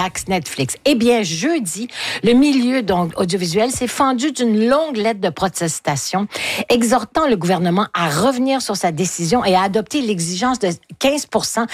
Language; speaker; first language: French; native; French